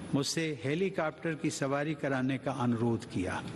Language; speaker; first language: Hindi; native; Hindi